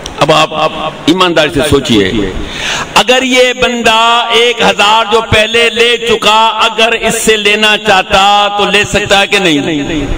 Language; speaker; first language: Urdu; non-native, local second language; Sindhi